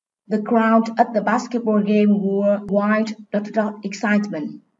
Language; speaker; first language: English; non-native, fluent; Vietnamese